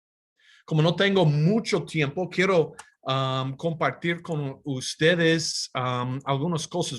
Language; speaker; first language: Spanish; non-native, fluent; English